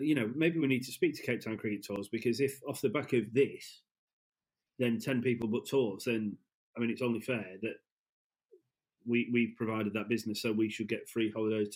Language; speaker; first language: English; native; English